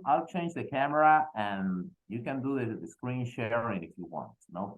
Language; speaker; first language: English; non-native, fluent; Spanish